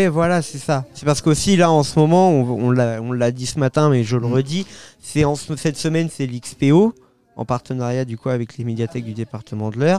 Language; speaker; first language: French; native; French